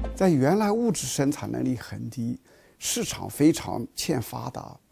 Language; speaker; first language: Chinese; native; Chinese